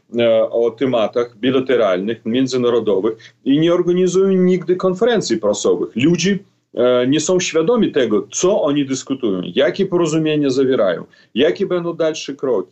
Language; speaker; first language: Polish; non-native, fluent; Belarusian